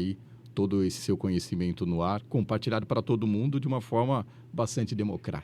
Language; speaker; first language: Portuguese; native; Portuguese